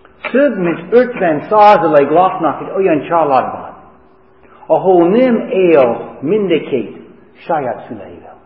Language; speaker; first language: Hungarian; non-native, fluent; English